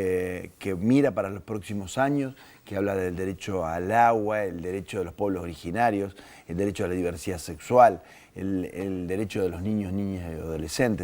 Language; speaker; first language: Spanish; native; Spanish